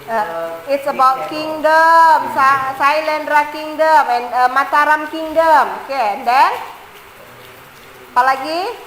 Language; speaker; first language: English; non-native, learner; Indonesian